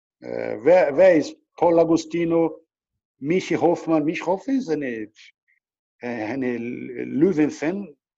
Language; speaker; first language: German; non-native, learner; Portuguese